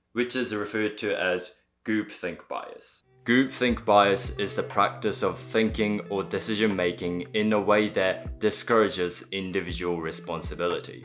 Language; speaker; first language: English; early bilingual, other home language; Japanese